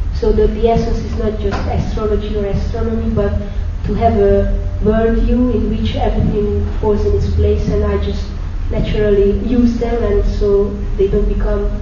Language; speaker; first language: English; non-native, fluent; Hungarian